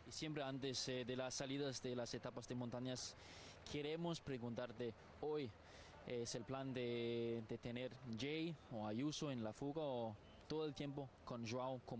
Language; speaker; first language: Spanish; non-native, learner; Portuguese